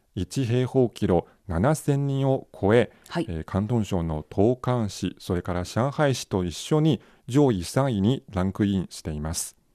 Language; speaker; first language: Japanese; non-native, fluent; Chinese